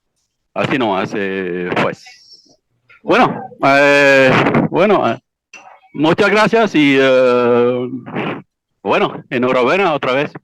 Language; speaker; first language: Spanish; non-native, fluent; Iloko